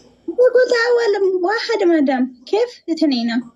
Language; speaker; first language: Arabic; non-native, learner; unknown